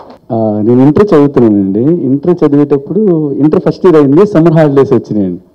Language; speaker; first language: Telugu; native; Telugu